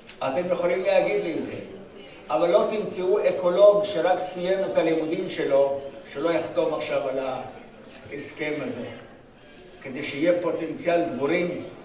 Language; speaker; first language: Hebrew; native; Hebrew